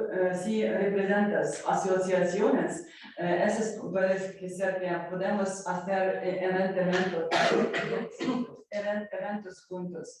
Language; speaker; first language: Spanish; non-native, learner; Ukrainian